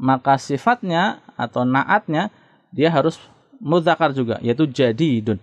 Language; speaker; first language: Indonesian; native; Indonesian